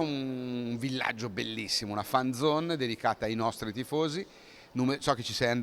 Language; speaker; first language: Italian; native; Italian